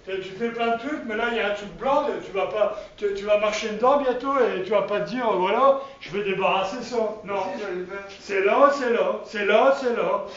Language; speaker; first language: French; native; French